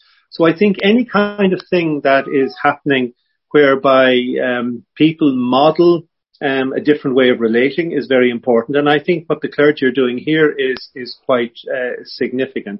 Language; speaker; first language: English; native; English